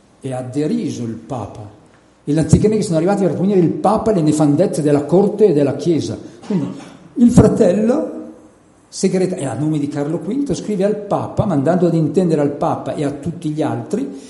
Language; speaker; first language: Italian; native; Italian